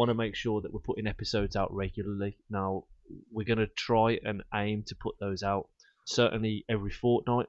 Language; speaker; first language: English; native; English